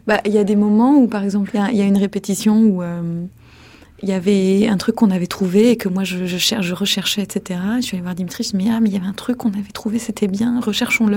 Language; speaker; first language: French; native; French